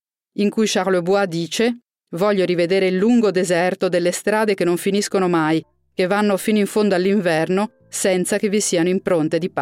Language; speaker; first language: Italian; native; Italian